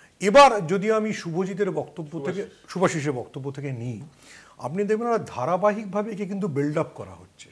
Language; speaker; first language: Bangla; native; Bangla